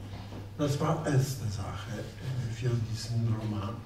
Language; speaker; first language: German; non-native, fluent; Polish